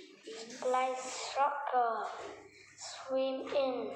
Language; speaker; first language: English; non-native, learner; Vietnamese